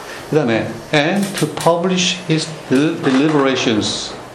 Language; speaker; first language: English; non-native, fluent; Korean